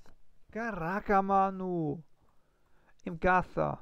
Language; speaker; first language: Portuguese; non-native, learner; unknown